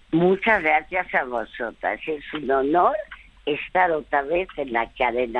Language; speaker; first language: Spanish; early bilingual, other home language; French